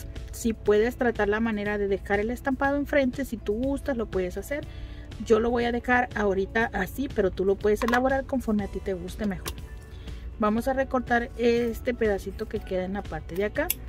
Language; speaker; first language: Spanish; native; Spanish